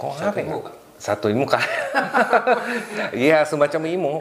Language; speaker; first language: Indonesian; non-native, fluent; Japanese